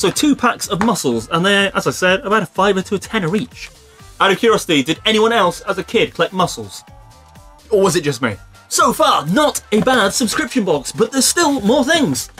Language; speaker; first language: English; native; English